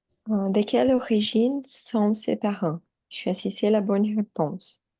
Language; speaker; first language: French; non-native, learner; Portuguese